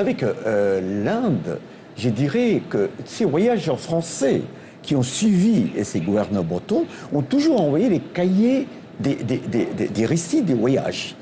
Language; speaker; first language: French; non-native, local second language; Tamil